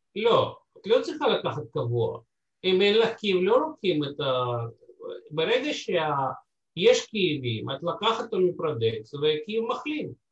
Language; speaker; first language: Hebrew; non-native, fluent; Russian